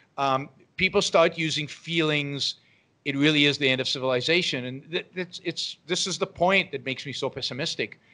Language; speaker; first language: English; non-native, fluent; Hebrew